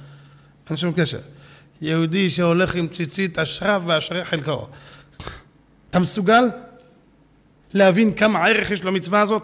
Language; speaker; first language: Hebrew; native; Hebrew